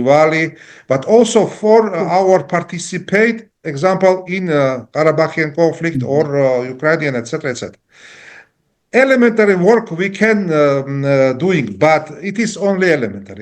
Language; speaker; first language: English; non-native, learner; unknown